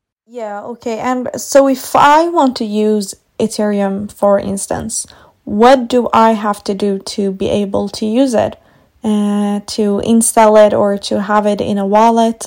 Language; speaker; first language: English; non-native, fluent; Swedish